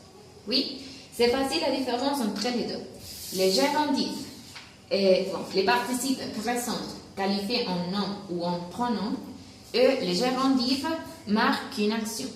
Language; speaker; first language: French; non-native, learner; Spanish